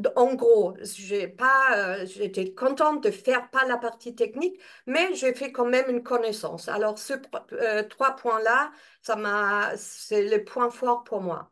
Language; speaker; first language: French; non-native, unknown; German